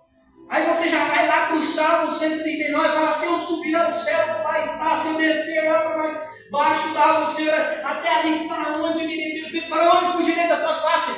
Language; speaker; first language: Portuguese; native; Portuguese